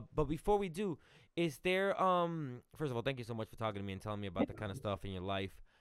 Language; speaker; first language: English; early bilingual, other home language; Spanish